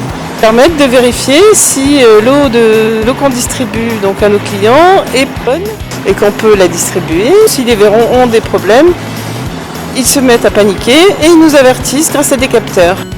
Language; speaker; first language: French; native; French